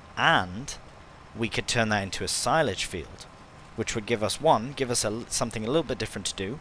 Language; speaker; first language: English; native; English